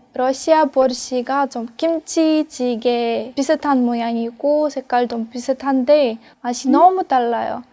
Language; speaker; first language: Korean; non-native, fluent; Russian